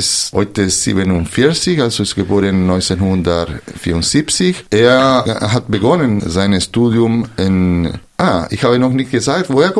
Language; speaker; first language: German; non-native, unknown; Spanish